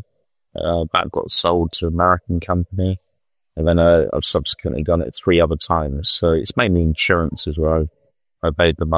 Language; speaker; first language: English; native; English